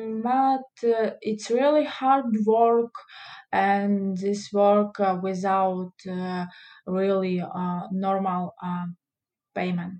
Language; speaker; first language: English; non-native, learner; Russian